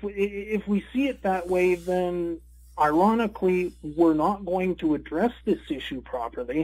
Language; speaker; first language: English; native; English